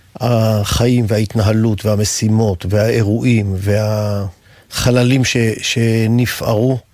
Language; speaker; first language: Hebrew; native; Hebrew